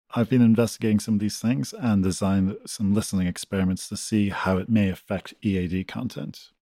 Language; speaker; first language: English; native; English